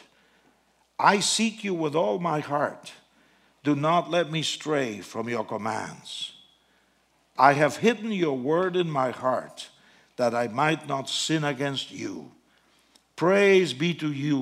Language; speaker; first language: English; non-native, fluent; Spanish